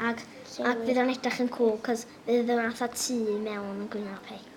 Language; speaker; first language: Welsh; native; Welsh